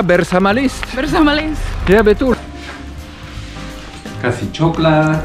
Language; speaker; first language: Indonesian; non-native, fluent; Croatian